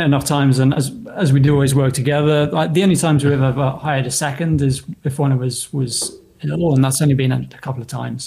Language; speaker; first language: English; native; English